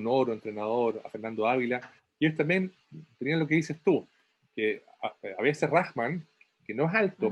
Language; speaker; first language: Spanish; native; Spanish